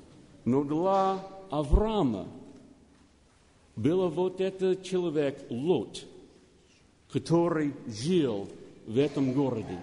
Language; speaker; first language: Russian; non-native, learner; English